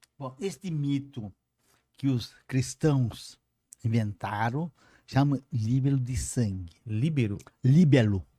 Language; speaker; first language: Portuguese; non-native, fluent; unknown